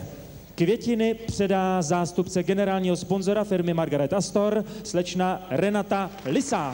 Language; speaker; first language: Czech; native; Czech